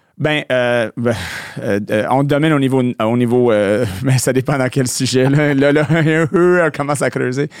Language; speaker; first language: French; non-native, local second language; English